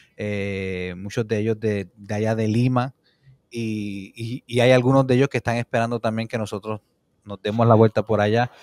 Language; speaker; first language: Spanish; native; Spanish